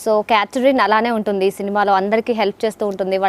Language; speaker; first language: Telugu; native; Telugu